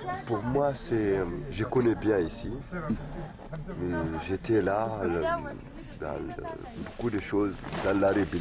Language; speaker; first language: French; non-native, learner; Tamasheq